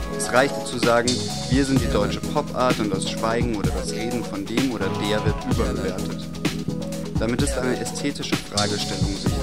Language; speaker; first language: German; native; German